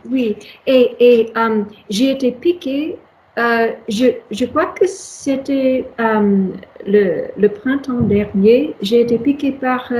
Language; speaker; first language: French; non-native, learner; English